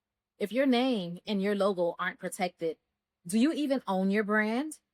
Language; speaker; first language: English; native; English